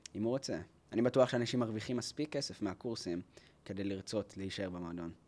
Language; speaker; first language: Hebrew; native; Hebrew